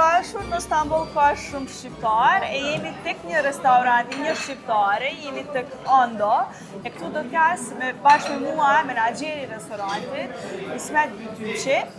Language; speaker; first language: Albanian; native; Albanian